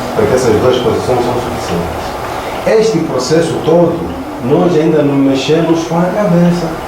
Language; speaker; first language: Portuguese; non-native, local second language; Makhuwa